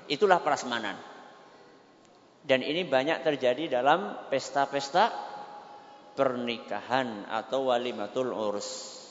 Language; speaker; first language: Indonesian; non-native, local second language; Javanese